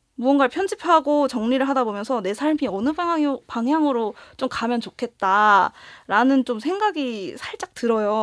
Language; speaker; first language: Korean; native; Korean